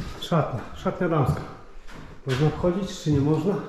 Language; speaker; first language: Polish; native; Polish